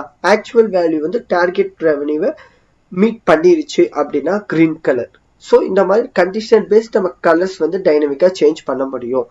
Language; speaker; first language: Tamil; native; Tamil